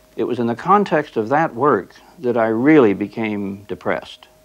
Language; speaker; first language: English; native; English